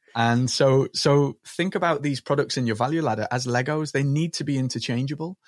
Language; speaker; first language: English; native; English